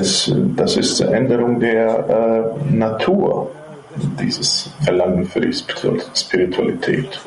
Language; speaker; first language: German; non-native, fluent; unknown